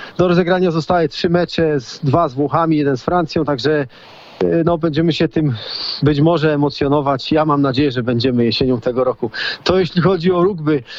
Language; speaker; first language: Polish; native; Polish